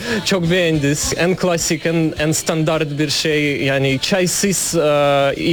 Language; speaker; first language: Turkish; non-native, fluent; Russian